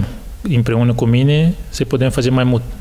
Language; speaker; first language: Romanian; non-native, learner; Portuguese